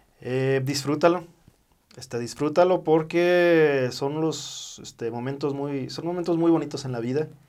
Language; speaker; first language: Spanish; early bilingual, heritage; Spanish